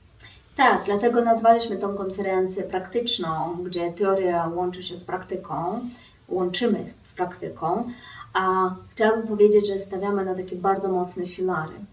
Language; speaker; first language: Polish; non-native, fluent; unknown